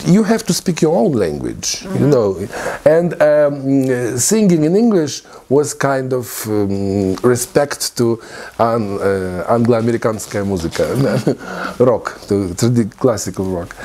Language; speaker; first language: English; non-native, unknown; Russian